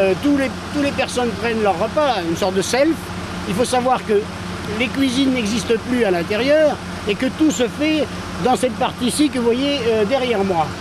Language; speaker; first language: French; native; French